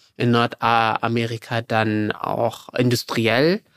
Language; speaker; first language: German; early bilingual, other home language; Arabic